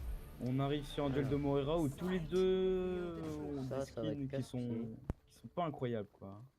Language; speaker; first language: French; native; French